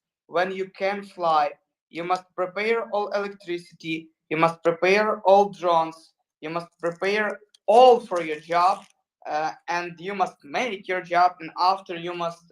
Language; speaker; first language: English; non-native, learner; Ukrainian